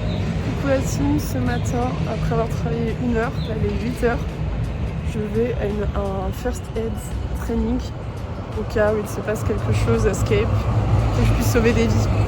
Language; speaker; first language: French; native; French